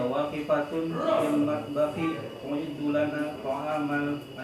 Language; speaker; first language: Arabic; non-native, learner; Indonesian